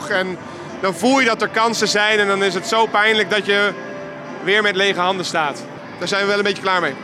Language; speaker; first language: Dutch; native; Dutch